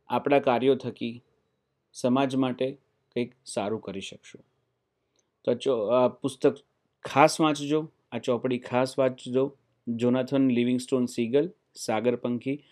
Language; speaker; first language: Gujarati; native; Gujarati